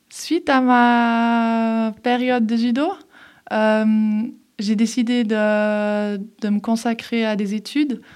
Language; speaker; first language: French; early bilingual, other home language; German